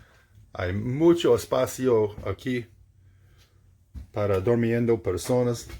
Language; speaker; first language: Spanish; non-native, fluent; English